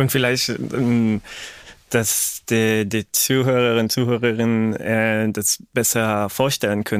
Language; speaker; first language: German; non-native, fluent; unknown